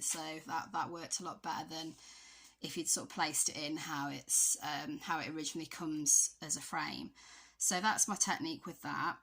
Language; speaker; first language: English; native; English